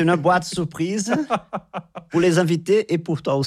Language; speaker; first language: French; non-native, fluent; Portuguese